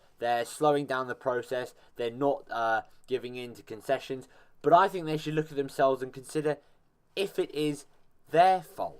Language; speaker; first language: English; native; English